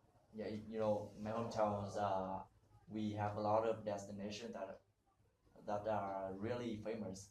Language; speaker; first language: English; non-native, learner; Vietnamese